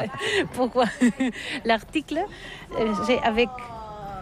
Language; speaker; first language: French; non-native, learner; Catalan